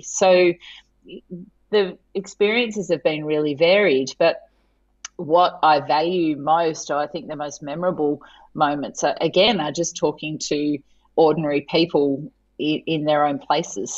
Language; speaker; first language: English; native; English